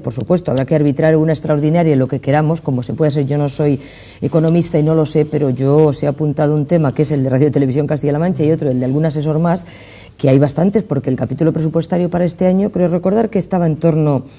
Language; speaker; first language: Spanish; native; Spanish